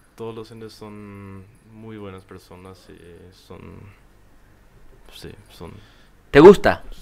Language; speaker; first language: Spanish; non-native, learner; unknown